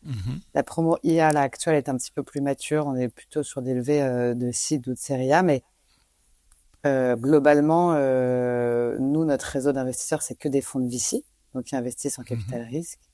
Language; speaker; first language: French; native; French